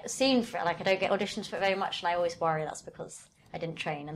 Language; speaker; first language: English; native; English